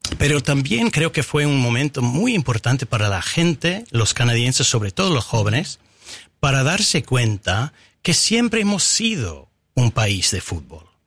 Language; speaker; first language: Spanish; non-native, fluent; English